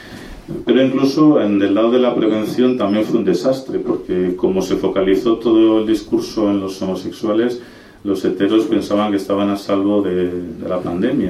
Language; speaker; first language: Spanish; native; Spanish